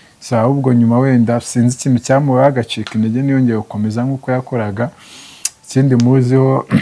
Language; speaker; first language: Kinyarwanda; native; Kinyarwanda